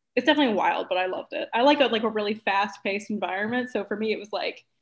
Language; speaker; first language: English; native; English